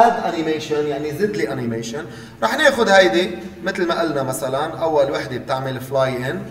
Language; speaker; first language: Arabic; native; Arabic